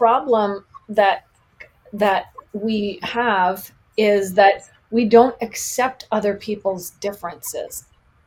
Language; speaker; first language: English; native; English